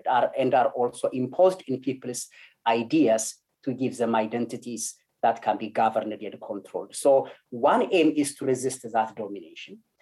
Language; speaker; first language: English; non-native, fluent; Amharic